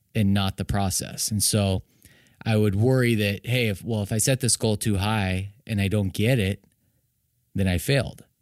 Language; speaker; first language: English; native; English